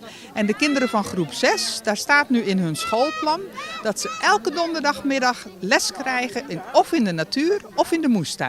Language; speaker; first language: Dutch; native; Dutch